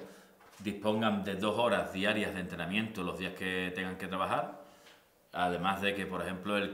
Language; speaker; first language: Spanish; native; Spanish